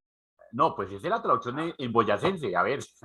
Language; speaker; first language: Spanish; native; Spanish